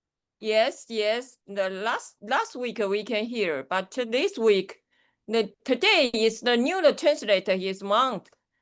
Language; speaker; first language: English; non-native, learner; Chinese